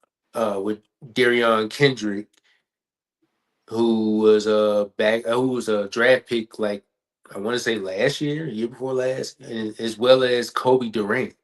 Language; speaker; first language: English; native; English